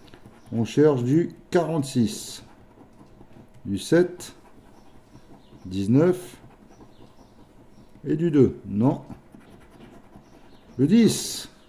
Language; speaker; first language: French; native; French